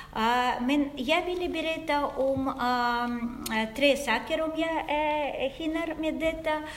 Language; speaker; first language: Swedish; non-native, fluent; Russian